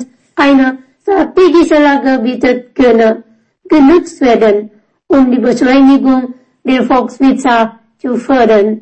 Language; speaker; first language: German; non-native, fluent; Indonesian